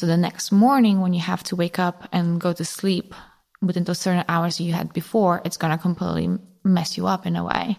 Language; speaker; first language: English; non-native, fluent; Polish